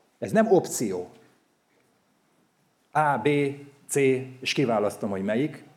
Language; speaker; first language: Hungarian; native; Hungarian